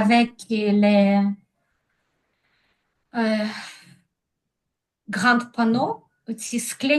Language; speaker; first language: French; non-native, learner; Ukrainian